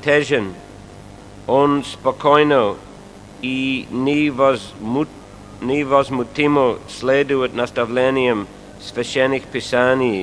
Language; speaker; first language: Russian; non-native, fluent; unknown